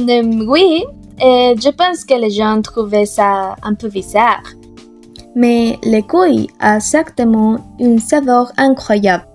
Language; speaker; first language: French; non-native, learner; Spanish